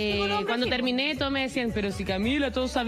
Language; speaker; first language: Spanish; native; Spanish